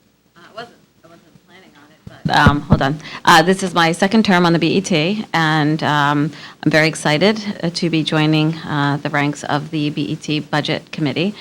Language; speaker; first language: English; native; English